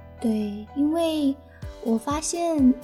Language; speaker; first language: Chinese; early bilingual, heritage; Chinese